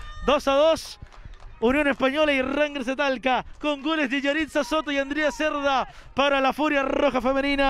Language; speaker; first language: Spanish; native; Spanish